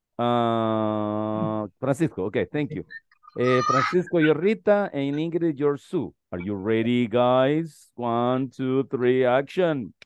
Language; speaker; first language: English; non-native, fluent; Spanish